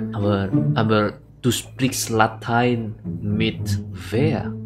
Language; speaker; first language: German; non-native, learner; Indonesian